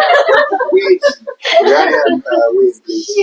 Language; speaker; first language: English; non-native, fluent; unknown